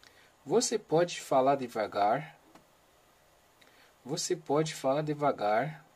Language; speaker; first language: Portuguese; non-native, learner; Haitian Creole